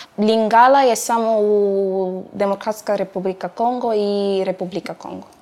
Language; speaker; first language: Serbian; non-native, fluent; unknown